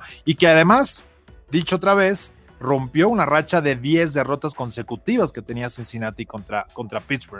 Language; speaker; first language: Spanish; native; Spanish